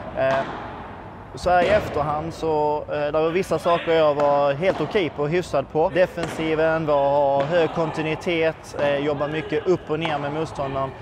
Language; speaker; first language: Swedish; native; Swedish